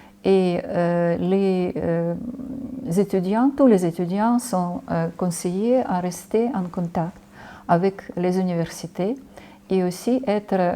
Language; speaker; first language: French; non-native, fluent; Ukrainian